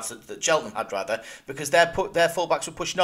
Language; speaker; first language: English; native; English